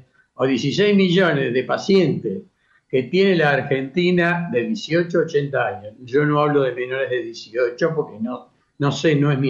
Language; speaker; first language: Spanish; native; Spanish